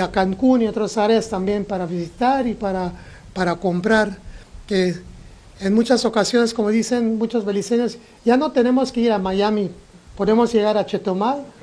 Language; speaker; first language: Spanish; non-native, local second language; English